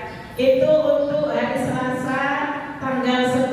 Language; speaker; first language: Indonesian; native; Indonesian